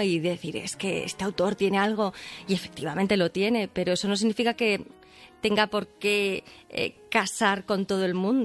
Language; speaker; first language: Spanish; native; Spanish